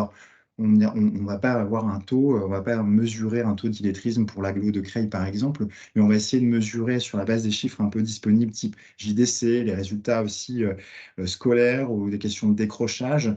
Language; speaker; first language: French; native; French